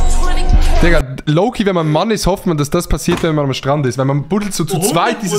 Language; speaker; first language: German; native; German